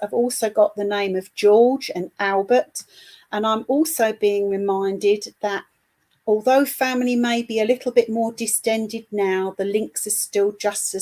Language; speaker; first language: English; native; English